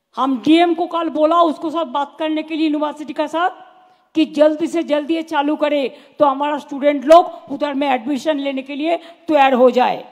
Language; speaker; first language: Hindi; non-native, local second language; Bangla